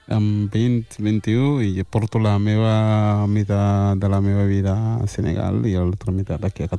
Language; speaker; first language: Catalan; early bilingual, other home language; Wolof